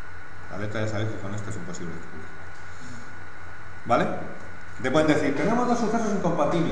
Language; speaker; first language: Spanish; native; Spanish